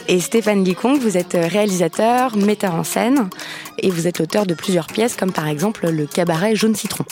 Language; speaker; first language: French; native; French